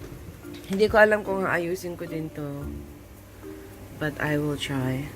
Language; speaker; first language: Filipino; native; Filipino